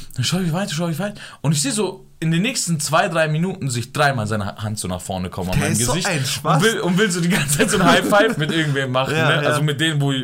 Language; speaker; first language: German; early bilingual, other home language; Persian